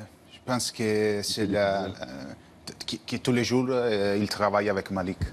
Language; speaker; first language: French; non-native, learner; Italian